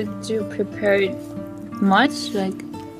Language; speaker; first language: English; non-native, learner; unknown